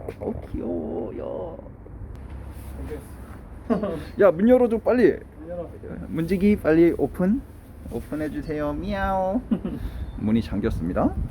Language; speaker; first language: Korean; native; Korean